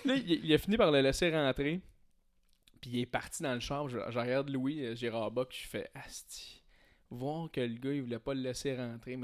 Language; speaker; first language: French; native; French